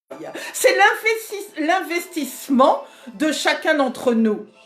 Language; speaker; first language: French; native; French